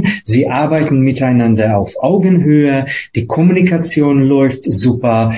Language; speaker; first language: German; non-native, fluent; Hungarian